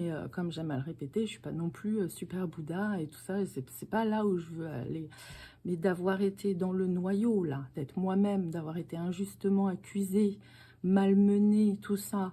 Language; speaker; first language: French; native; French